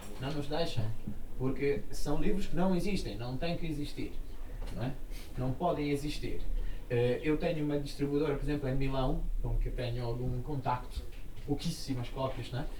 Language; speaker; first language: Portuguese; non-native, fluent; Italian